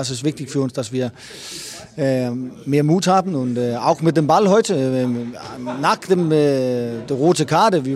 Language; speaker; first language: German; non-native, fluent; Danish